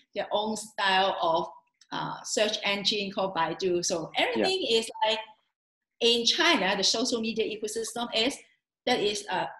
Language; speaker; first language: English; non-native, local second language; Cantonese